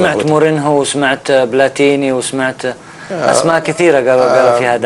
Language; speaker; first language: Arabic; native; Arabic